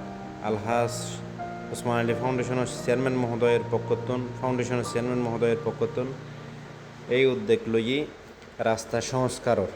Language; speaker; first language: Bangla; non-native, local second language; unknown